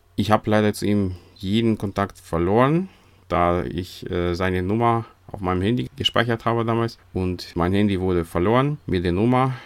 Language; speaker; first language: German; non-native, fluent; Russian